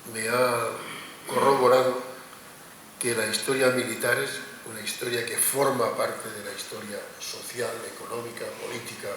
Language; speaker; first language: Spanish; non-native, local second language; Catalan